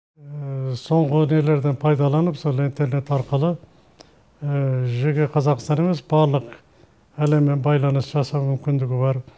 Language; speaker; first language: Kazakh; early bilingual, heritage; Kazakh